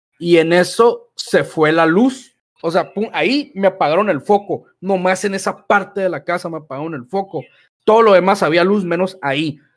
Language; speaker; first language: Spanish; native; Spanish